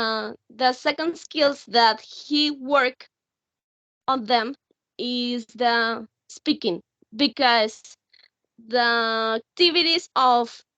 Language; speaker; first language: English; non-native, learner; Spanish